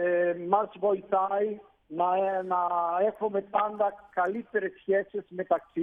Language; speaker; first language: Greek; non-native, fluent; Italian